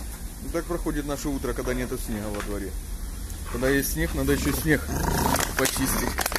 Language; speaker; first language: Russian; native; Russian